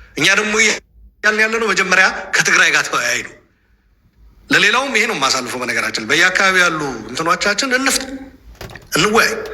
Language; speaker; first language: Amharic; non-native, local second language; Tigrinya